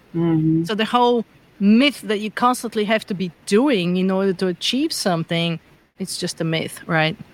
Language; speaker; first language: English; non-native, fluent; Bulgarian